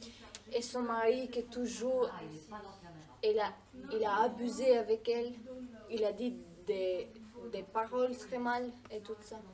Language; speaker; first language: French; non-native, learner; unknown